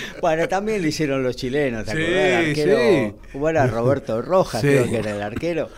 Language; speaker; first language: Spanish; native; Spanish